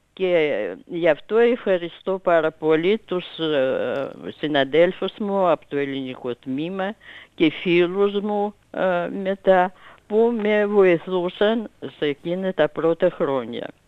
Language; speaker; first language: Greek; non-native, fluent; Russian